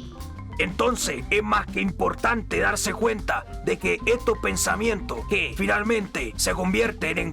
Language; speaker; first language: Spanish; native; Spanish